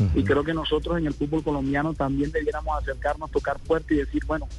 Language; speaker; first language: Spanish; native; Spanish